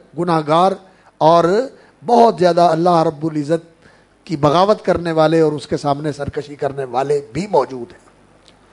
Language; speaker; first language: Urdu; non-native, local second language; Punjabi